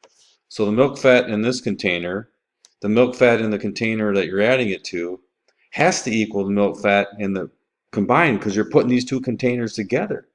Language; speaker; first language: English; native; English